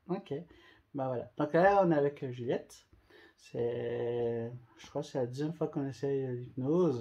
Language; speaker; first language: French; native; French